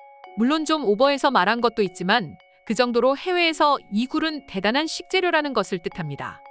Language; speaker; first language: Korean; native; Korean